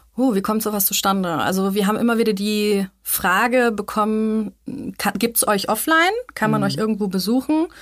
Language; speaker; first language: German; native; German